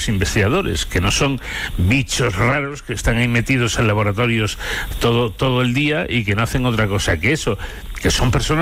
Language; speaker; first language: Spanish; native; Spanish